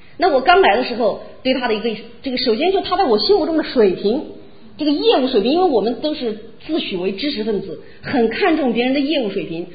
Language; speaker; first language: Chinese; native; Chinese